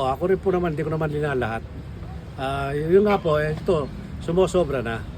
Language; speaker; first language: Filipino; non-native, local second language; Pampanga